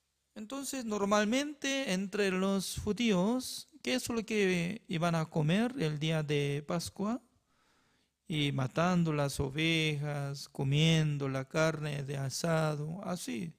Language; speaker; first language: Spanish; non-native, fluent; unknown